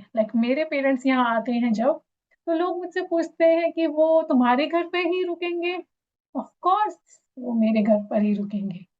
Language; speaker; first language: Hindi; native; Hindi